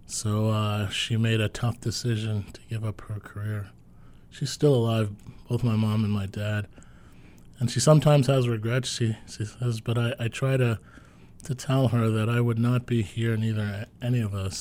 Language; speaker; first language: English; native; English